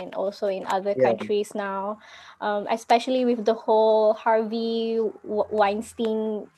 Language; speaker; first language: English; non-native, local second language; Malay